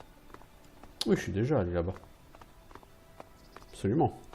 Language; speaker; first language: French; native; French